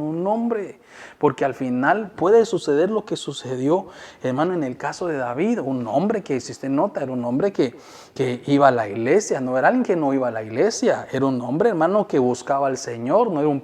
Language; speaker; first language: Spanish; native; Spanish